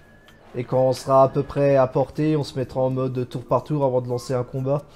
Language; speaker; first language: French; native; French